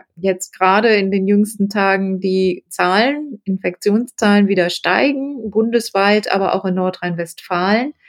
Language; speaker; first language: German; native; German